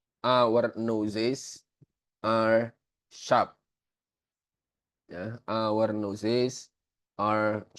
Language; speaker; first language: English; non-native, learner; Indonesian